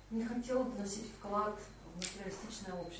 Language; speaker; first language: Russian; native; Russian